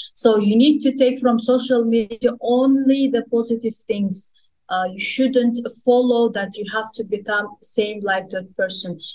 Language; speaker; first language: English; non-native, fluent; Russian